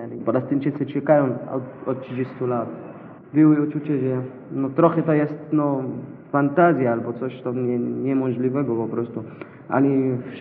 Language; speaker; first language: Polish; non-native, learner; Arabic